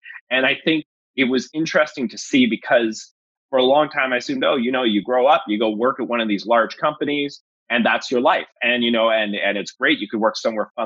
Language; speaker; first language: English; native; English